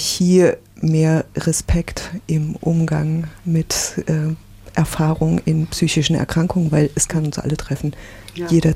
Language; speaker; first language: German; native; German